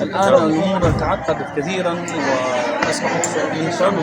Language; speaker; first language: Arabic; native; Arabic